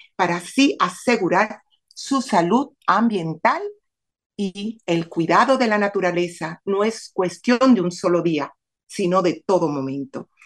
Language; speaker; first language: Spanish; native; Spanish